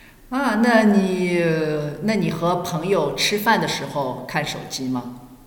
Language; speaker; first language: Chinese; native; Chinese